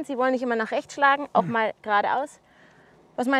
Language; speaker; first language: German; native; German